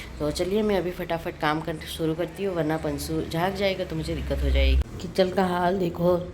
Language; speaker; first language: Hindi; non-native, local second language; Gujarati